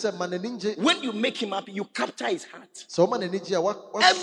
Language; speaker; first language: English; non-native, local second language; Ga